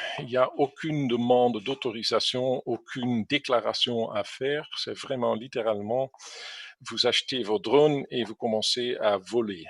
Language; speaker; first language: French; non-native, fluent; English